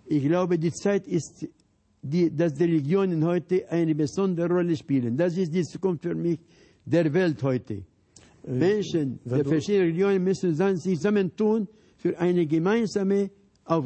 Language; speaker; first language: German; non-native, fluent; Arabic